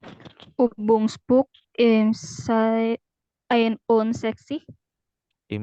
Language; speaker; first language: German; non-native, learner; Indonesian